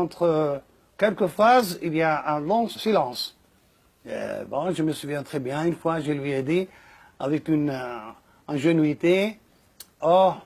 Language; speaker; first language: French; non-native, fluent; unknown